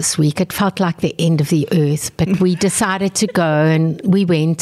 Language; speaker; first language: English; native; English